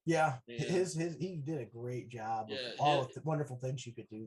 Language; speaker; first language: English; native; English